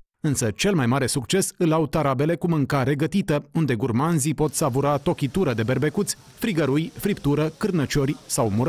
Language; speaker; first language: Romanian; native; Romanian